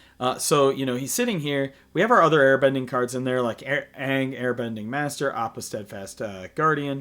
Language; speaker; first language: English; native; English